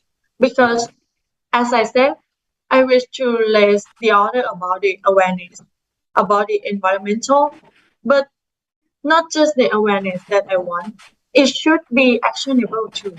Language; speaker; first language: English; non-native, learner; Thai